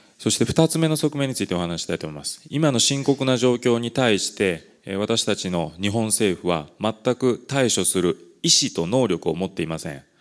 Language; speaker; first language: Japanese; native; Japanese